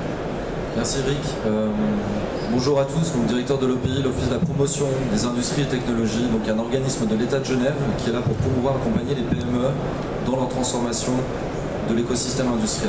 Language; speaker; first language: French; native; French